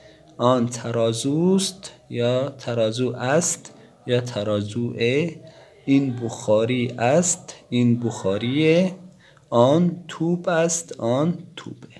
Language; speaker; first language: Persian; non-native, fluent; Urdu